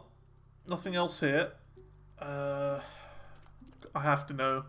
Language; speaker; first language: English; native; English